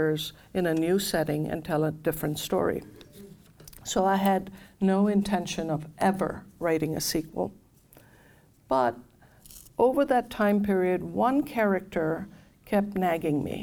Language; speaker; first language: English; non-native, local second language; Gujarati